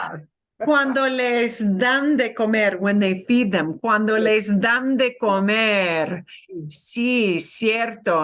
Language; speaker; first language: Spanish; non-native, fluent; English